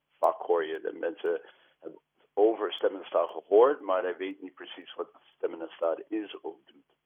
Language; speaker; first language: Dutch; non-native, fluent; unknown